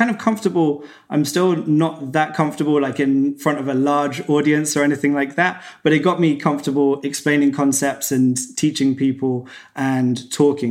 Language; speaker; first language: English; native; English